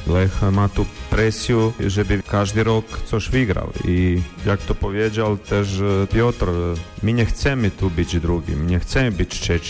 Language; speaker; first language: Polish; non-native, learner; Croatian